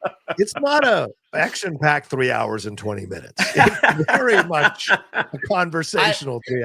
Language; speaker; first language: English; native; English